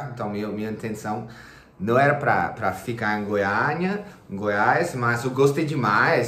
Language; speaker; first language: Portuguese; non-native, fluent; English